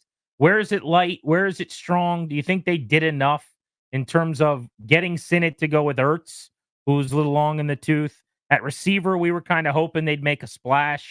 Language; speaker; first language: English; native; English